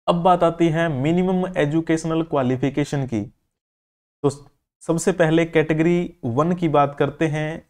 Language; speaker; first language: Hindi; native; Hindi